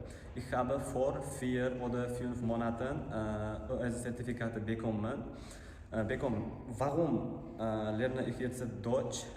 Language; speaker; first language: German; non-native, learner; Uzbek